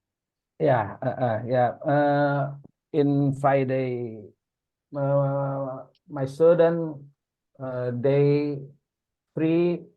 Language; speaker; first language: English; non-native, learner; Indonesian